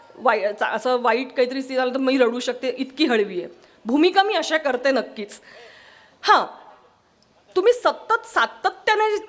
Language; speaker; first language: Marathi; non-native, local second language; Kannada